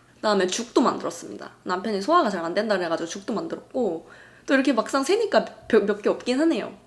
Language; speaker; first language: Korean; native; Korean